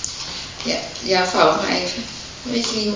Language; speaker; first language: Dutch; native; Dutch